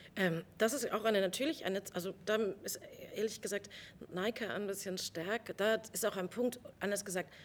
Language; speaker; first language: German; native; German